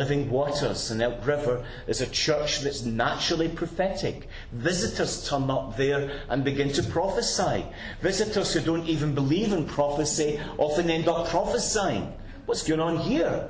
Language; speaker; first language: English; native; English